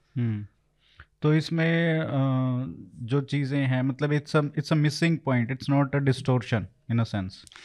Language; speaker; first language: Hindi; native; Hindi